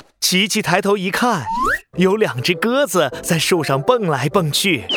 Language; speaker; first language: Chinese; native; Chinese